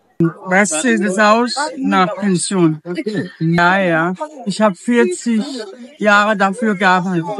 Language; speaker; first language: German; non-native, learner; Danish